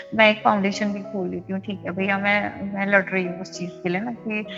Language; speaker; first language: Hindi; native; Hindi